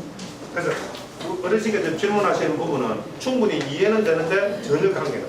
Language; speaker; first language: Korean; native; Korean